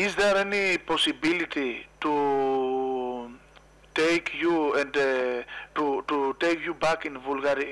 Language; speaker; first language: English; non-native, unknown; Greek